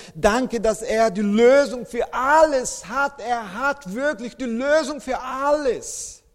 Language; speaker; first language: German; non-native, fluent; Portuguese